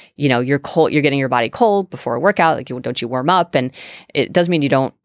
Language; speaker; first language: English; native; English